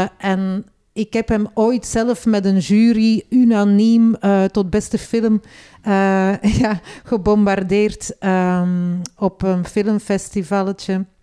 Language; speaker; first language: Dutch; native; Dutch